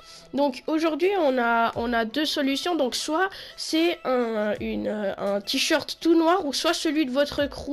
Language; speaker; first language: French; native; French